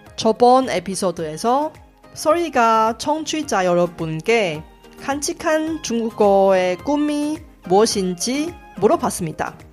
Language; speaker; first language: Korean; non-native, fluent; Chinese